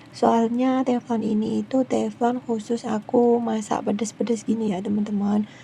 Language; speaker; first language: Indonesian; non-native, local second language; Javanese